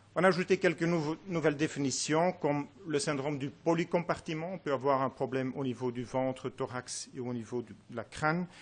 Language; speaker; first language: French; non-native, fluent; Dutch